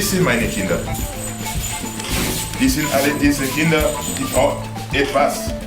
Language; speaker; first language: German; non-native, learner; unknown